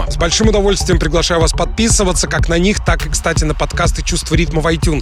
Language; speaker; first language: Russian; native; Russian